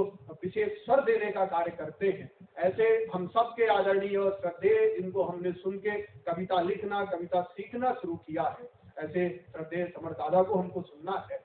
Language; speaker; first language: Hindi; native; Hindi